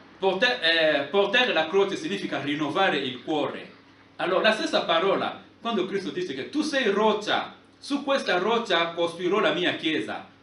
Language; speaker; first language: Italian; non-native, fluent; Lingala